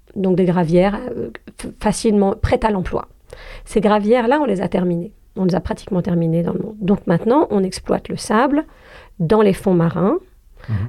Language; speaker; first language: French; non-native, local second language; Arabic